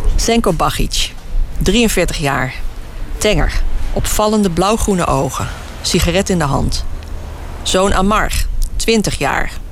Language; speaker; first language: Dutch; native; Dutch